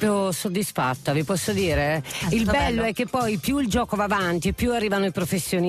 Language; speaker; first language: Italian; native; Italian